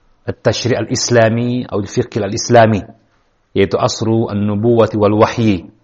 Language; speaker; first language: Arabic; non-native, fluent; Indonesian